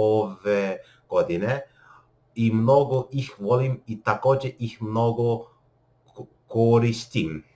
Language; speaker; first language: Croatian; non-native, learner; English